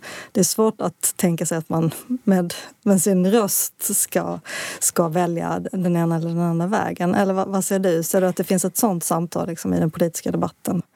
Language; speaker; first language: Swedish; native; Swedish